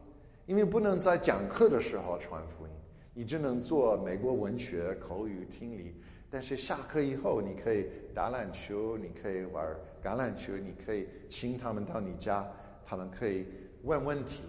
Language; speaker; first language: Chinese; non-native, fluent; English